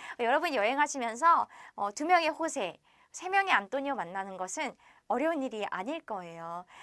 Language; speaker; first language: Korean; native; Korean